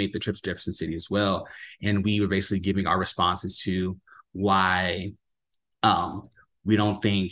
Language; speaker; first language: English; native; English